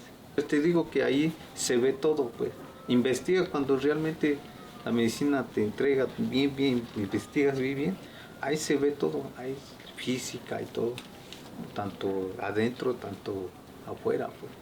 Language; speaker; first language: Spanish; native; Spanish